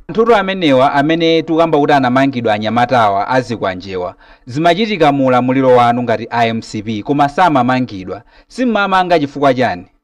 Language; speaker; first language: Nyanja; native; Nyanja